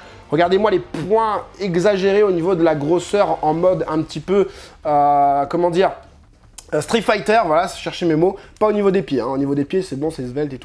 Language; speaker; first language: French; native; French